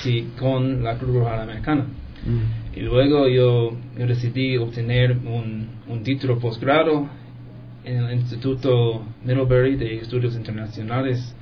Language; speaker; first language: Spanish; non-native, fluent; English